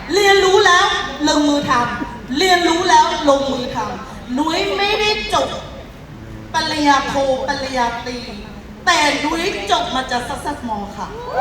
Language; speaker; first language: Thai; non-native, fluent; Burmese